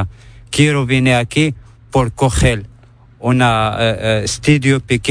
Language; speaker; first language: Spanish; non-native, learner; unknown